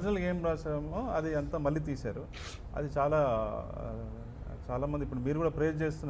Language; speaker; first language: Telugu; native; Telugu